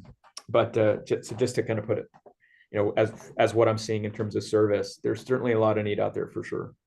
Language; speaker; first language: English; native; English